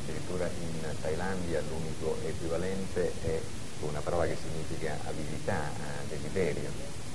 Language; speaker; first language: Italian; native; Italian